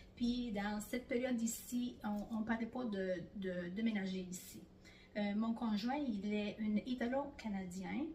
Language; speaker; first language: French; non-native, fluent; Italian